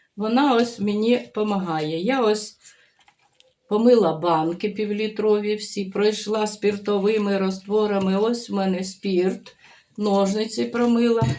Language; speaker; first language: Ukrainian; native; Ukrainian